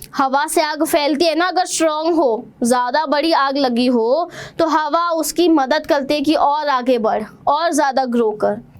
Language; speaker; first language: Hindi; native; Hindi